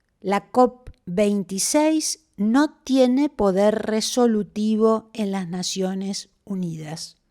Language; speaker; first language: Spanish; native; Spanish